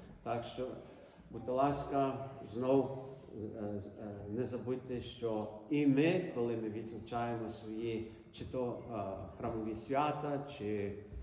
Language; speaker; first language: Ukrainian; early bilingual, heritage; Ukrainian